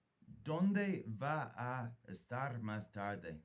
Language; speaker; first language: Spanish; non-native, fluent; English